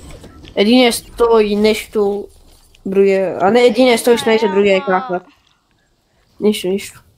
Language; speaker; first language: Bulgarian; native; Bulgarian